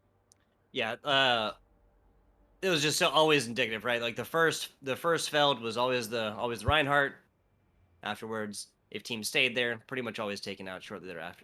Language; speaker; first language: English; native; English